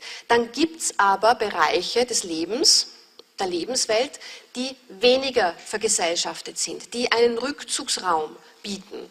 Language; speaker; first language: German; native; German